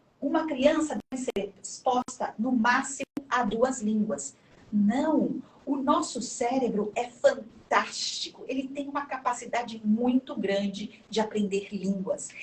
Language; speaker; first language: Portuguese; native; Portuguese